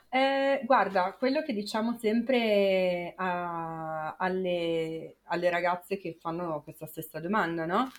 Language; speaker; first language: Italian; native; Italian